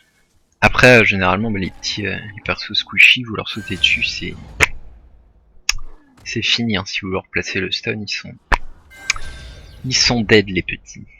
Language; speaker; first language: French; native; French